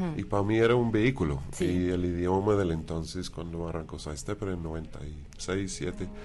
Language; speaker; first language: Spanish; non-native, fluent; English